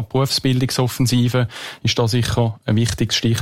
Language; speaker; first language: German; native; German